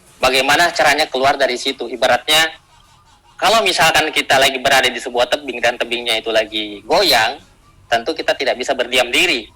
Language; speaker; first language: Indonesian; non-native, local second language; Buginese